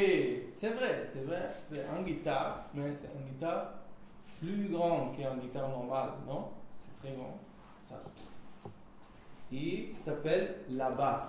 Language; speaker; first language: French; non-native, learner; German